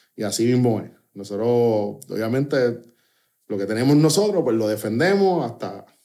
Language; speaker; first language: Spanish; native; Spanish